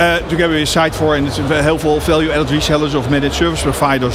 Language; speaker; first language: Dutch; native; Dutch